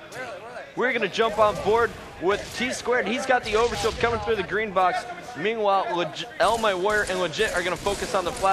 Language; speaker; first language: English; native; English